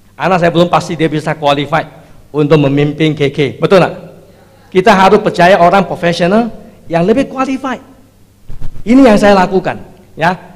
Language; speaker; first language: Indonesian; non-native, fluent; Chinese